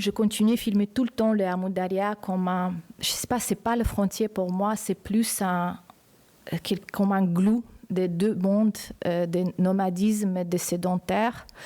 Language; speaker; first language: French; non-native, fluent; Uzbek